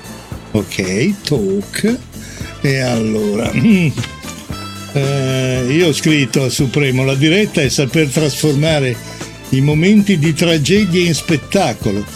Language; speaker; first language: Italian; native; Italian